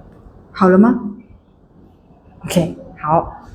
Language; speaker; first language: Chinese; non-native, fluent; Indonesian